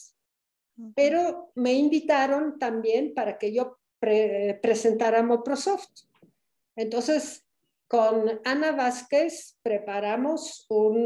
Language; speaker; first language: Spanish; non-native, fluent; Polish